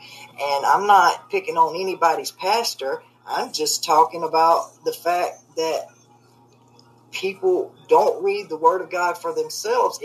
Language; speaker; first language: English; native; English